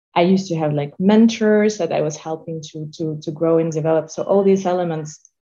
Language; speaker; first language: English; non-native, fluent; Russian